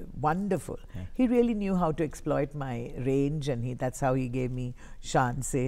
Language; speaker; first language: Bangla; non-native, learner; Tamil